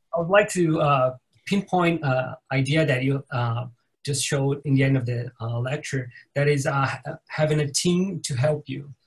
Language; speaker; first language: English; non-native, fluent; Portuguese